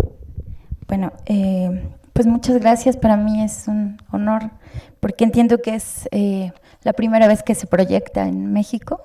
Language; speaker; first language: Spanish; native; Spanish